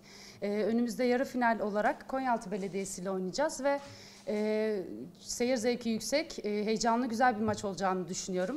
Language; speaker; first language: Turkish; native; Turkish